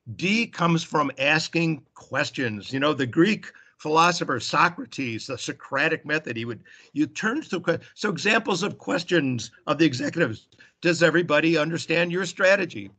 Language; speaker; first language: English; native; English